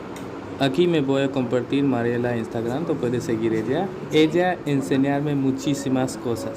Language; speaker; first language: Spanish; non-native, learner; Hindi